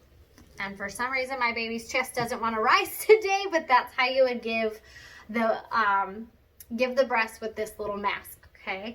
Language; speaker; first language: English; native; English